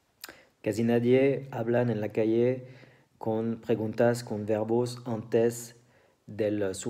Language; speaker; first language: Spanish; non-native, fluent; French